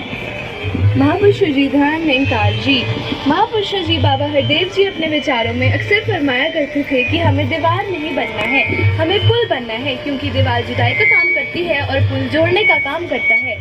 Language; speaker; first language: Hindi; native; Hindi